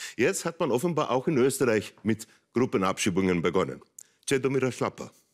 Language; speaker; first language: German; native; German